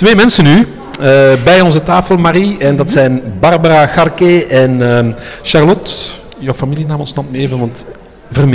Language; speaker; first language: Dutch; native; Dutch